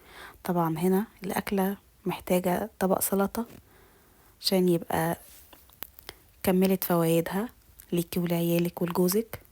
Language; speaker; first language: Arabic; native; Arabic